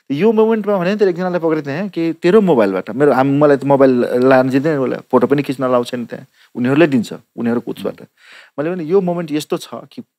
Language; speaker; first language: Nepali; non-native, local second language; Maithili